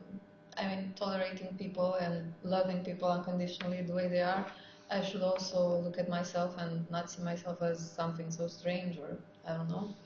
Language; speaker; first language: English; non-native, fluent; Romanian